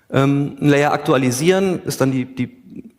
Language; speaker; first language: German; native; German